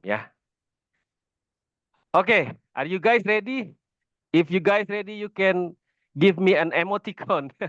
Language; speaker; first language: English; non-native, fluent; Indonesian